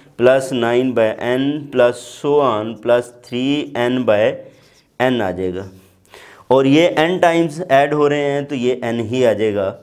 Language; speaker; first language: Urdu; non-native, local second language; Punjabi